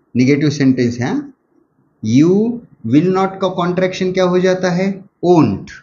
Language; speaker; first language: Hindi; non-native, local second language; Marathi